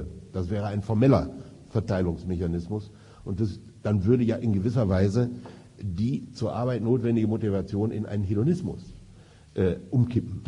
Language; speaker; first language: German; native; German